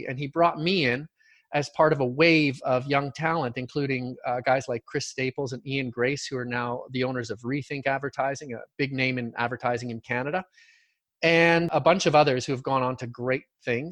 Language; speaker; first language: English; native; English